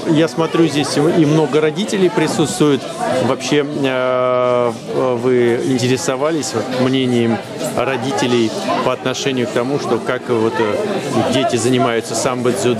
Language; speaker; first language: Russian; native; Russian